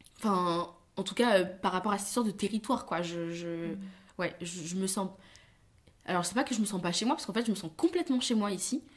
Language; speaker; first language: French; early bilingual, other home language; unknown